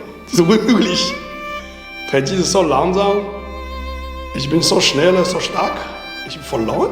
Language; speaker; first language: German; non-native, learner; Chinese